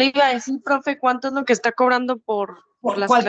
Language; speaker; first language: Spanish; native; Spanish